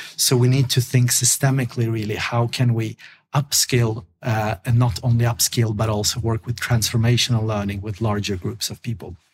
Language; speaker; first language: English; non-native, fluent; Swedish